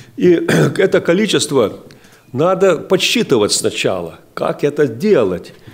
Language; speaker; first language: Russian; non-native, local second language; Lithuanian